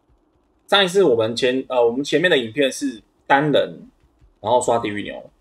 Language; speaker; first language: Chinese; native; Chinese